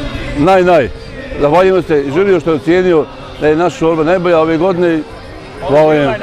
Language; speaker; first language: Bosnian; native; Bosnian